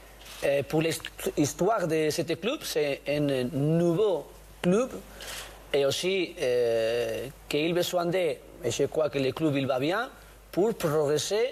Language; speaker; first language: French; non-native, learner; Spanish